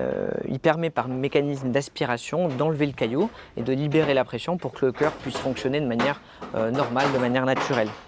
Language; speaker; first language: French; native; French